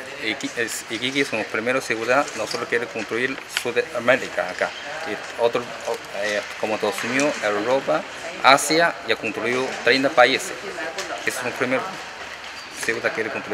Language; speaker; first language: Spanish; non-native, learner; Chinese